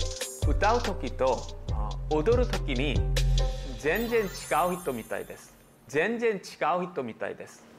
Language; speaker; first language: Japanese; non-native, learner; Korean